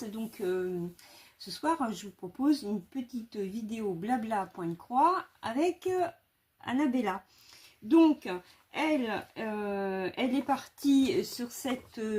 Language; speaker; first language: French; native; French